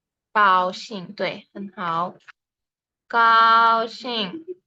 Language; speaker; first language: Chinese; non-native, fluent; Indonesian